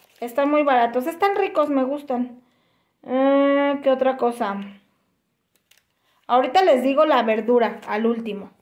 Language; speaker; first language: Spanish; native; Spanish